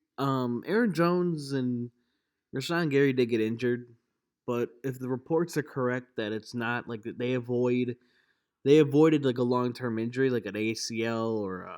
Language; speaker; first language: English; native; English